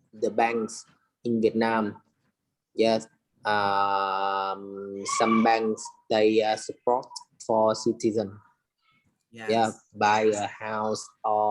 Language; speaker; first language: English; non-native, learner; Vietnamese